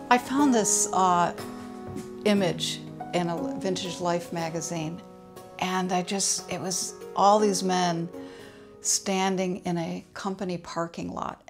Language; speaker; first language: English; native; English